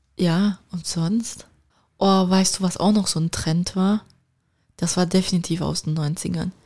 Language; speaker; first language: German; early bilingual, other home language; Turkish